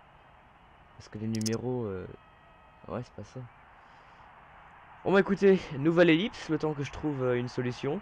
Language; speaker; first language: French; native; French